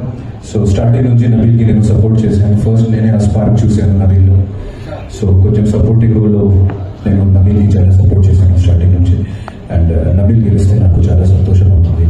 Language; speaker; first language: Telugu; non-native, fluent; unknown